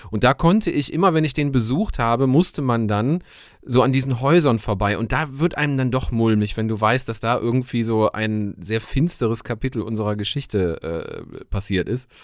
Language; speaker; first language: German; native; German